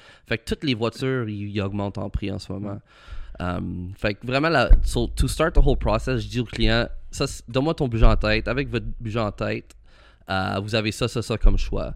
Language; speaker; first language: French; early bilingual, heritage; French